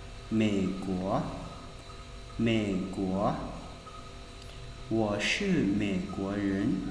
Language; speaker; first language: Chinese; non-native, fluent; Hmong